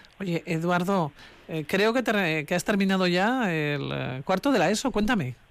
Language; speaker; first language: Spanish; native; Spanish